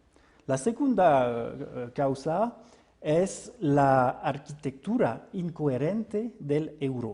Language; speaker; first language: Spanish; non-native, fluent; French